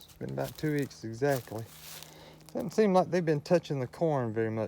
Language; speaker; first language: English; native; English